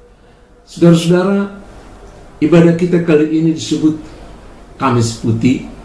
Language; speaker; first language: Indonesian; native; Indonesian